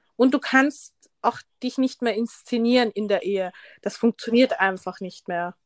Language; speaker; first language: German; early bilingual, other home language; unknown